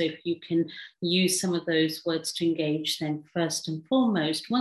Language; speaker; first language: English; early bilingual, other home language; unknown